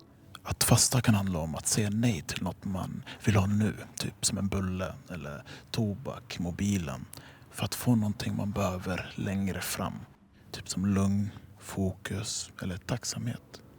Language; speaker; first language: Swedish; native; Swedish